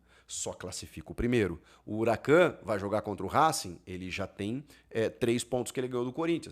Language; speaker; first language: Portuguese; native; Portuguese